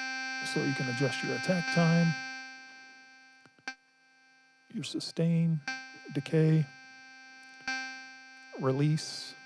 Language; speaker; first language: English; native; English